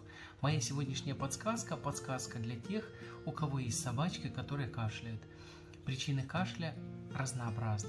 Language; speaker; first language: Russian; native; Russian